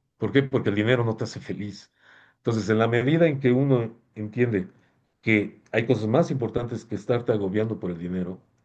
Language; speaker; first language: Spanish; native; Spanish